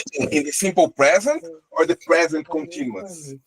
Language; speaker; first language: English; non-native, fluent; Portuguese